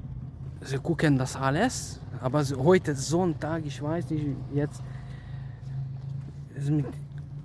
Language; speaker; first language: German; non-native, learner; Hungarian